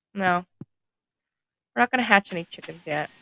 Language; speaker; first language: English; native; English